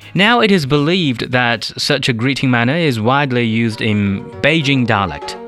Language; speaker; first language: English; non-native, fluent; Chinese